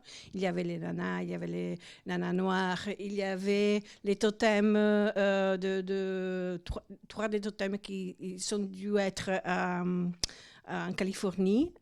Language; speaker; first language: French; non-native, fluent; Italian